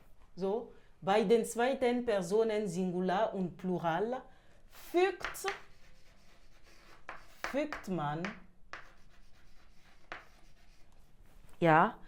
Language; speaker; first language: German; non-native, fluent; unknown